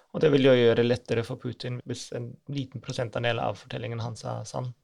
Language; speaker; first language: Norwegian; non-native, fluent; German